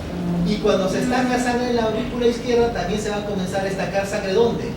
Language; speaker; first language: Spanish; native; Spanish